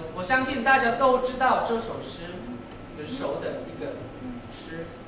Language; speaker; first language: Chinese; non-native, learner; Korean